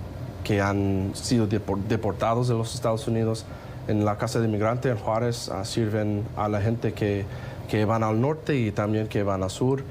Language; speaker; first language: Spanish; non-native, fluent; English